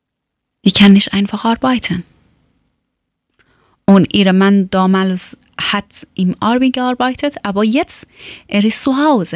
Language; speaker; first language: German; non-native, learner; Persian